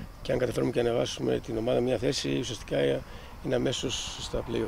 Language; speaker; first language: Greek; native; Greek